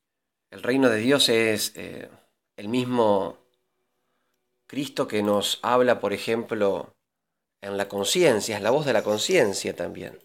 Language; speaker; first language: Spanish; native; Spanish